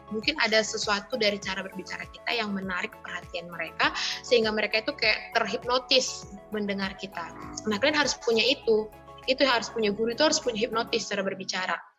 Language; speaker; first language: Indonesian; native; Indonesian